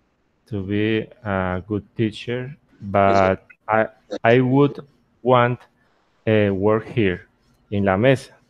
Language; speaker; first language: English; non-native, learner; Spanish